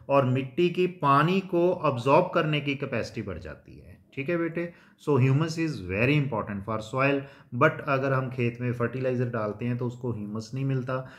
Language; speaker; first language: Hindi; non-native, local second language; Punjabi